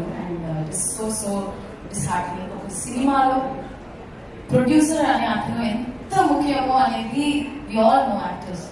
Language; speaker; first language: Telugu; non-native, fluent; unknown